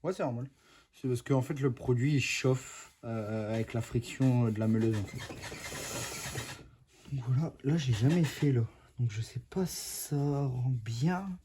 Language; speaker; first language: French; native; French